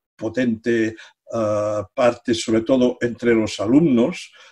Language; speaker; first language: Spanish; non-native, local second language; Catalan